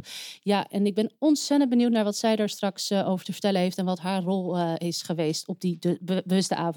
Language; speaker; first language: Dutch; native; Dutch